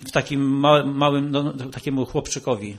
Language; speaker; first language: Polish; non-native, learner; Russian